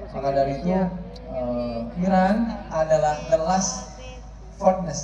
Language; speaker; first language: Indonesian; native; Indonesian